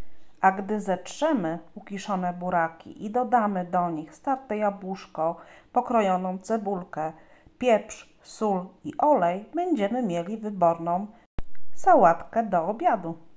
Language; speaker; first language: Polish; native; Polish